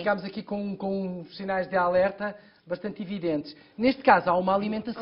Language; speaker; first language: Portuguese; native; Portuguese